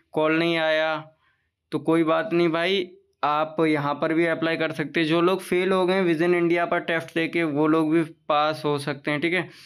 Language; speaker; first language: Hindi; native; Hindi